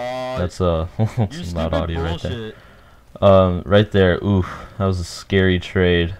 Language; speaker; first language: English; native; English